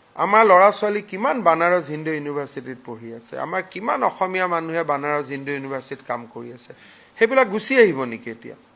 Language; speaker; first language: Assamese; non-native, local second language; Hindi